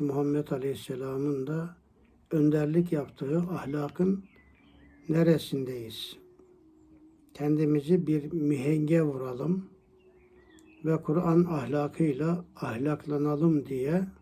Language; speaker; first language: Turkish; native; Turkish